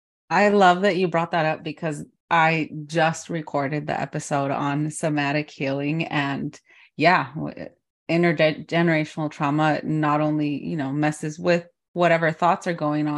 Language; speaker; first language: English; early bilingual, other home language; Spanish